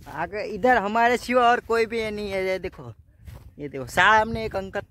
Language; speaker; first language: Hindi; non-native, local second language; Gujarati